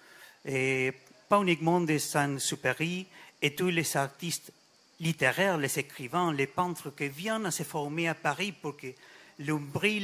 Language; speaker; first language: French; non-native, fluent; Spanish